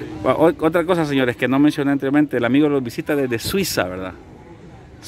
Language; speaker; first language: Spanish; native; Spanish